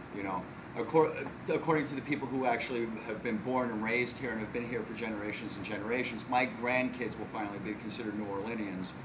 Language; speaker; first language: English; native; English